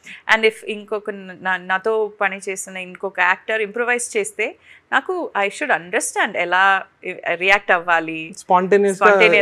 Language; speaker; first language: Telugu; non-native, fluent; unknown